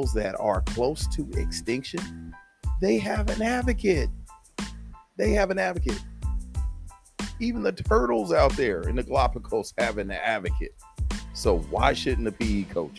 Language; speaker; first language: English; native; English